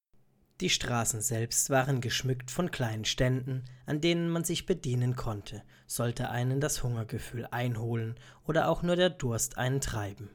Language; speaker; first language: German; native; German